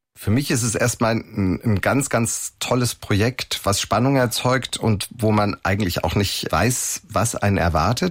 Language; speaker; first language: German; native; German